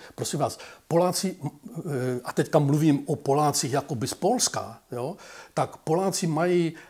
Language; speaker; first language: Czech; native; Czech